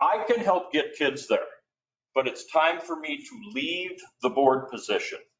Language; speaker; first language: English; native; English